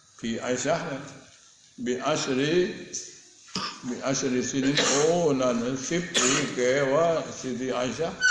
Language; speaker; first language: Malay; native; Malay